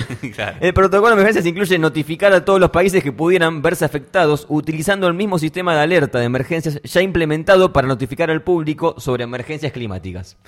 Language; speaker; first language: Spanish; native; Spanish